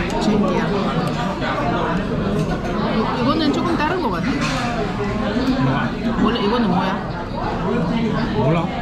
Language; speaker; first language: Korean; non-native, fluent; Ukrainian